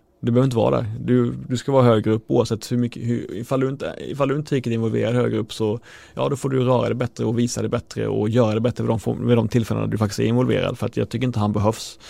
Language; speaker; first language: Swedish; native; Swedish